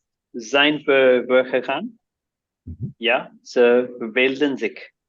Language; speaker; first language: Dutch; non-native, learner; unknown